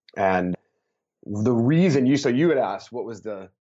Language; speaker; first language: English; native; English